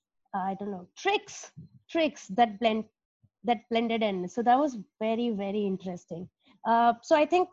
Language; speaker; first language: English; non-native, local second language; Hindi